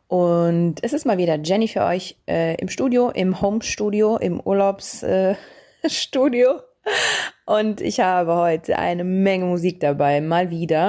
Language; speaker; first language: German; native; German